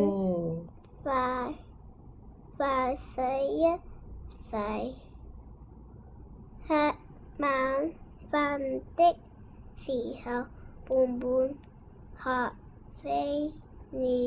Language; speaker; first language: Chinese; non-native, local second language; Cantonese